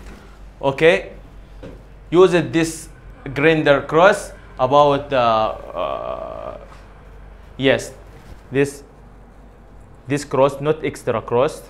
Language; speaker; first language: English; non-native, learner; Arabic